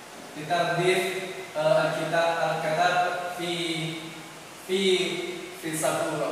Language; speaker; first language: Arabic; non-native, learner; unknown